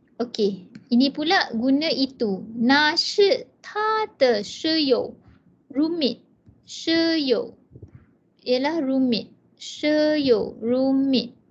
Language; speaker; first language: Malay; non-native, local second language; Chinese